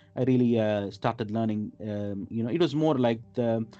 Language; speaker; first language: English; non-native, local second language; Malayalam